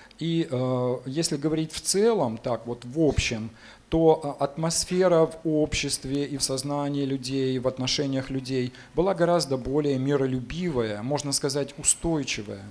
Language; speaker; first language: Russian; native; Russian